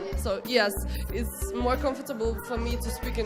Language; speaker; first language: English; non-native, fluent; Russian